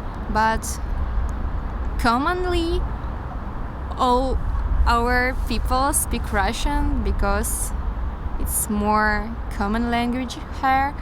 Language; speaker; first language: English; non-native, learner; Russian